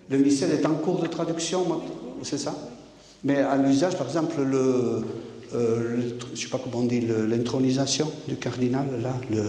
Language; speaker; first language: French; native; French